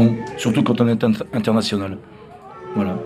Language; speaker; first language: French; native; French